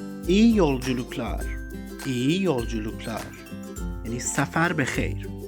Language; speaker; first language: Turkish; non-native, fluent; Persian